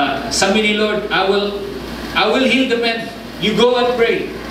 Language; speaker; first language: English; non-native, local second language; Cebuano